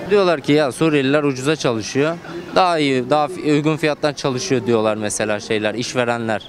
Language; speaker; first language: Turkish; native; Turkish